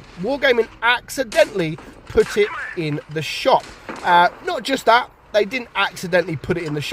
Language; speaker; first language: English; native; English